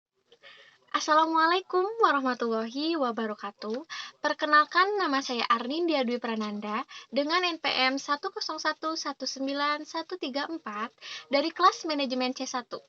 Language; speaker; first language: Indonesian; native; Indonesian